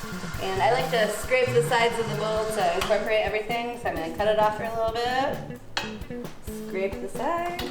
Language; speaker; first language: English; native; English